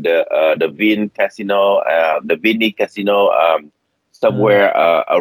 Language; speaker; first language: English; non-native, learner; Vietnamese